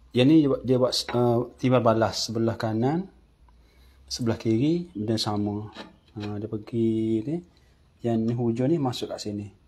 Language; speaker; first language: Malay; native; Malay